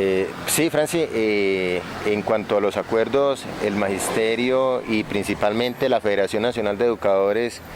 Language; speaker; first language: Spanish; native; Spanish